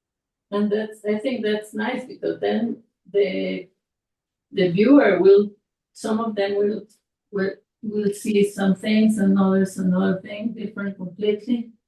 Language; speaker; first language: English; non-native, fluent; Spanish